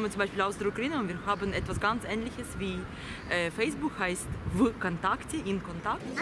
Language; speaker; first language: German; non-native, fluent; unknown